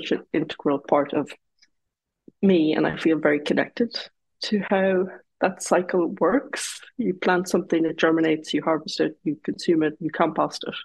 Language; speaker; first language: English; native; English